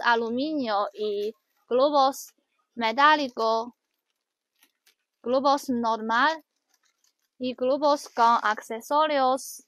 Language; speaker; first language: Spanish; non-native, learner; Chinese